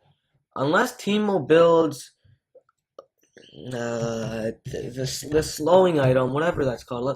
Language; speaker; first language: English; native; English